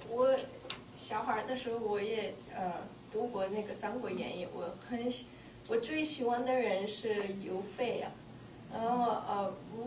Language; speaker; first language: Chinese; non-native, learner; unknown